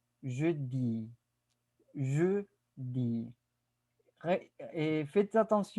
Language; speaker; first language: French; non-native, fluent; Spanish